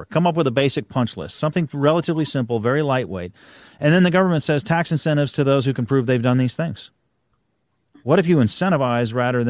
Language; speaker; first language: English; native; English